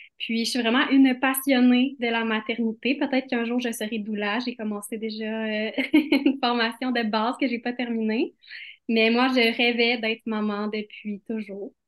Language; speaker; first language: French; native; French